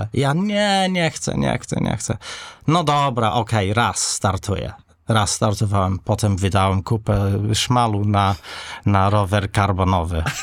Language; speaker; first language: Polish; non-native, fluent; English